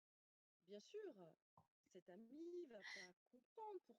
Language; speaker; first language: French; native; French